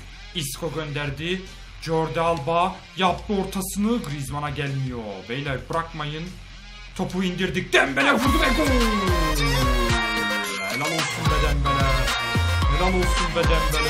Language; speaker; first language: Turkish; native; Turkish